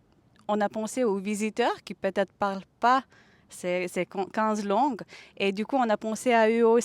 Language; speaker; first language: French; non-native, fluent; Lithuanian